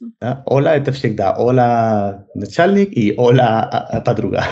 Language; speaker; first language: Russian; non-native, learner; Spanish